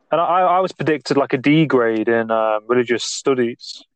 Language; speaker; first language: English; native; English